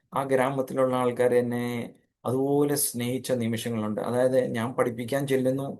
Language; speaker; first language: Malayalam; native; Malayalam